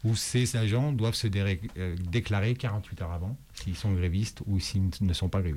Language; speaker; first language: French; native; French